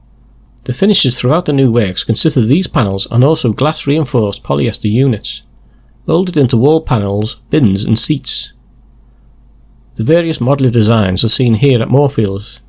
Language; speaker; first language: English; native; English